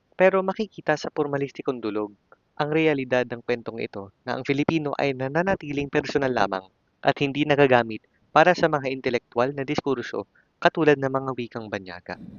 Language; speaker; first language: Filipino; native; Filipino